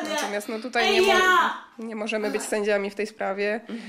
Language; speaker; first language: Polish; native; Polish